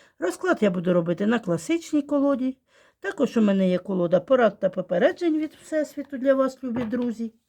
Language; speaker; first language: Ukrainian; non-native, local second language; Russian